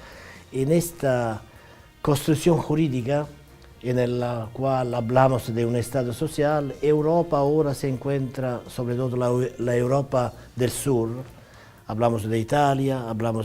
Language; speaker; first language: Spanish; non-native, fluent; Italian